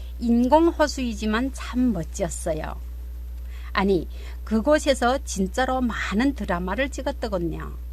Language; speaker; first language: Korean; native; Korean